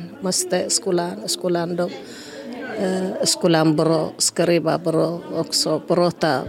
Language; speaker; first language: Swedish; non-native, learner; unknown